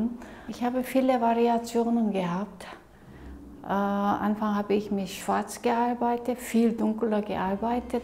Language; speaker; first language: German; non-native, fluent; Korean